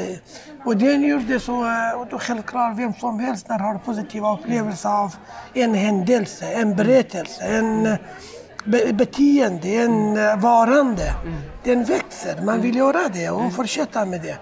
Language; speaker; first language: Swedish; non-native, fluent; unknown